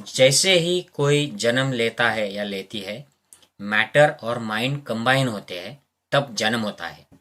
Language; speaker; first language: Hindi; non-native, local second language; Marathi